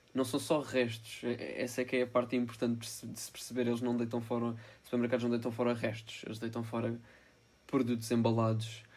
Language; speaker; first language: Portuguese; non-native, fluent; Italian